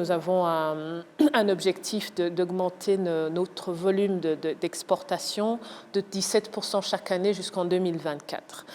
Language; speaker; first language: French; early bilingual, other home language; Kinyarwanda